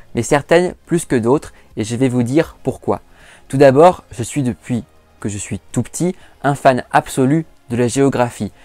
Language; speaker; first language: French; native; French